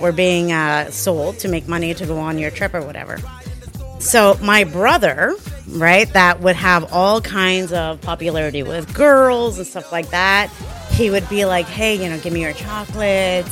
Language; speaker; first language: English; non-native, fluent; Spanish